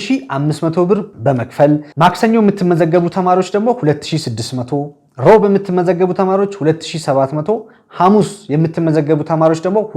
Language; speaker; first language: Amharic; native; Amharic